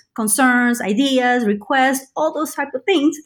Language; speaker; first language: English; non-native, fluent; Spanish